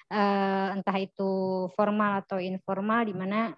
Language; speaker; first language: Indonesian; native; Indonesian